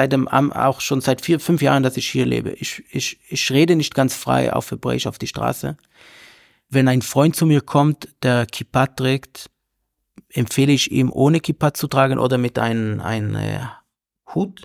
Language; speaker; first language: German; non-native, learner; Hebrew